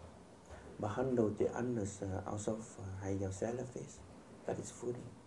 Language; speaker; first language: Dutch; non-native, fluent; Vietnamese